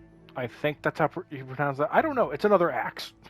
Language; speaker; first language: English; native; English